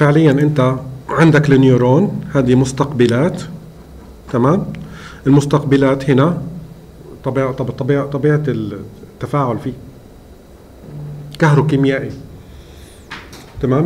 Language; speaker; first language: Arabic; native; Arabic